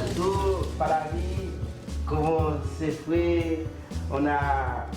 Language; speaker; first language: Spanish; non-native, learner; Haitian Creole